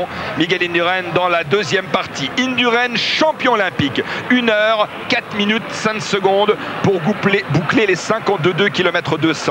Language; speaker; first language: French; native; French